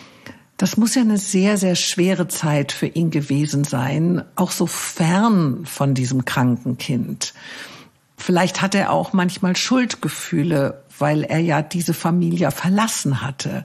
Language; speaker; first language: German; native; German